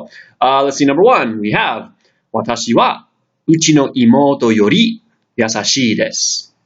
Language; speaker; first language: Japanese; non-native, fluent; English